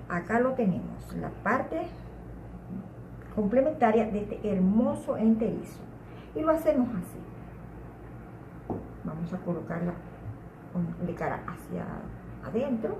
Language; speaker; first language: Spanish; native; Spanish